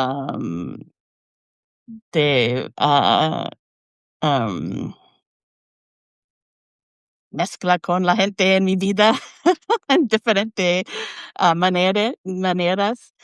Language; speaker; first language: Spanish; non-native, learner; English